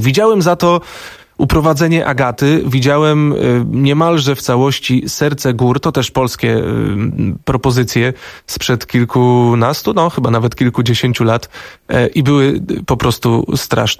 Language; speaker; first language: Polish; native; Polish